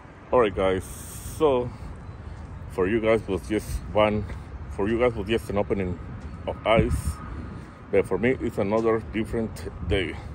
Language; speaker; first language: English; early bilingual, other home language; Spanish